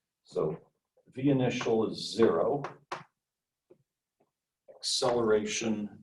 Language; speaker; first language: English; native; English